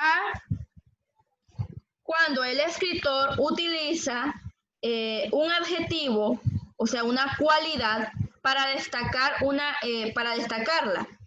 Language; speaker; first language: Spanish; native; Spanish